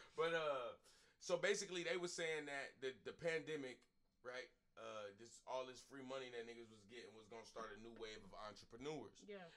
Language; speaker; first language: English; native; English